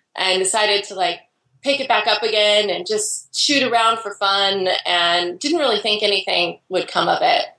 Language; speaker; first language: English; native; English